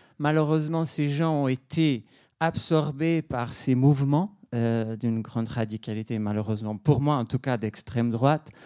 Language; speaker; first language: French; non-native, fluent; Portuguese